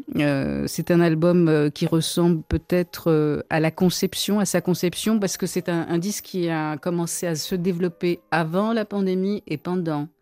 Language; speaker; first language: French; native; French